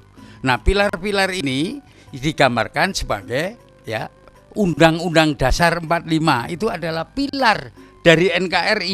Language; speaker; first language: Indonesian; native; Indonesian